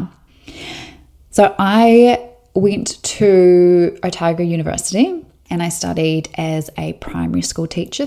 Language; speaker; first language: English; native; English